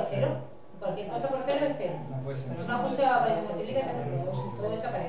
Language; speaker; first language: Spanish; native; Spanish